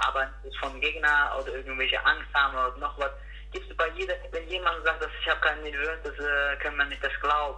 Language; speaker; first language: German; non-native, learner; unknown